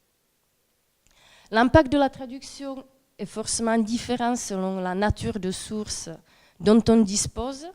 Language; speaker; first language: French; non-native, fluent; Czech